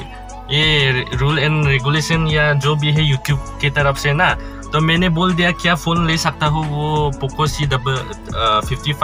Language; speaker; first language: Hindi; non-native, learner; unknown